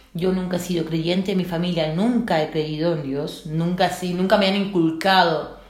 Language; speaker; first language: Spanish; native; Spanish